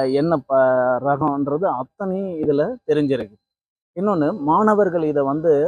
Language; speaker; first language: Tamil; native; Tamil